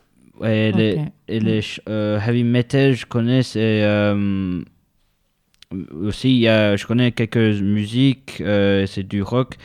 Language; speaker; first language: French; non-native, learner; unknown